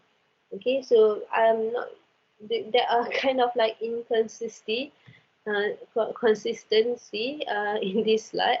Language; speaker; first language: English; non-native, local second language; Malay